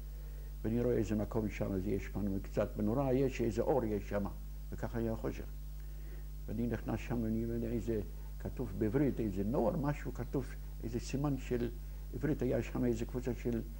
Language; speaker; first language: Hebrew; non-native, fluent; Yiddish